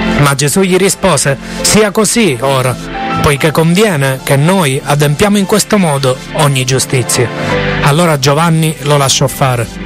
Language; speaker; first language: Italian; native; Italian